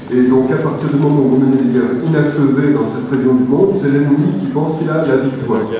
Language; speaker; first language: French; native; French